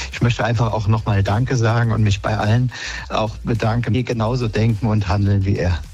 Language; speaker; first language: German; native; German